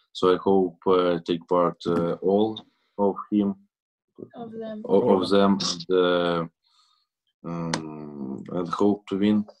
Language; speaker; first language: English; non-native, learner; Russian